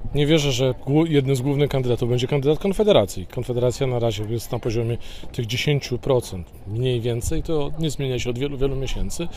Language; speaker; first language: Polish; native; Polish